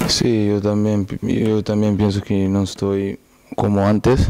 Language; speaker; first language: Spanish; non-native, learner; Portuguese